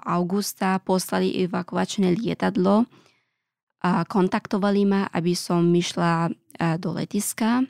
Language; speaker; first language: Slovak; non-native, learner; Pashto